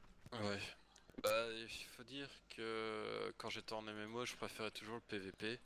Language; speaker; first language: French; native; French